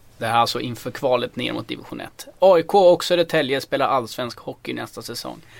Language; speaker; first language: Swedish; native; Swedish